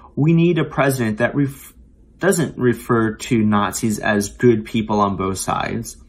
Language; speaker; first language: English; native; English